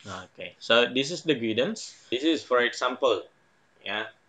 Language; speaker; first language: English; non-native, fluent; Indonesian